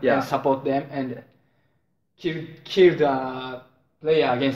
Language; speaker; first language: English; non-native, learner; Japanese